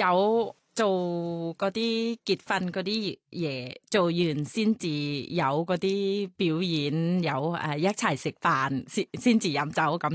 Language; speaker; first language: Cantonese; non-native, learner; Thai